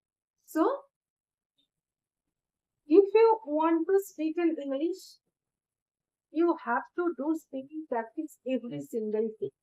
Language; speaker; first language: English; non-native, learner; Bangla